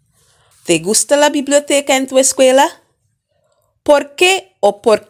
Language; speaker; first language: Spanish; non-native, fluent; English